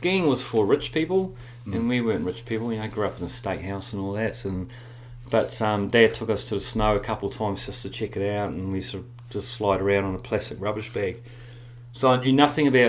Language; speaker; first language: English; native; English